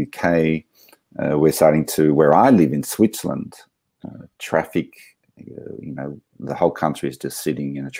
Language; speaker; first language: English; native; English